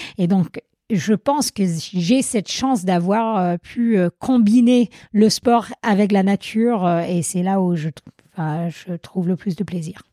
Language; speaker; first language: French; non-native, fluent; English